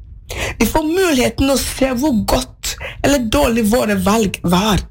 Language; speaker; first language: Norwegian; non-native, fluent; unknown